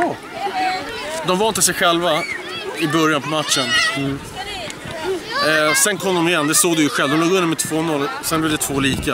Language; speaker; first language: Swedish; native; Swedish